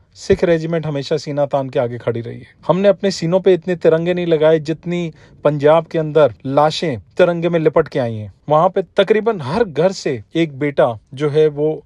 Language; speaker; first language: Hindi; non-native, local second language; Punjabi